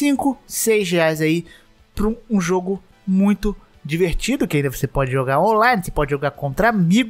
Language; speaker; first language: Portuguese; native; Portuguese